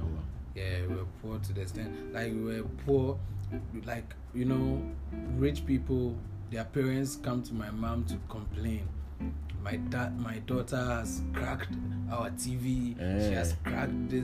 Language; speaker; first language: English; non-native, local second language; Akan